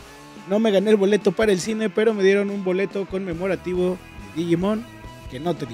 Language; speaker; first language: Spanish; native; Spanish